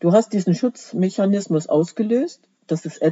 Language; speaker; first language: German; native; German